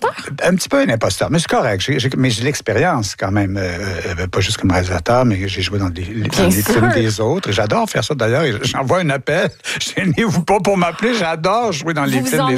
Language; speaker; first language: French; native; French